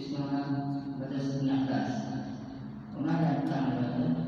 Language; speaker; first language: Arabic; non-native, learner; Urdu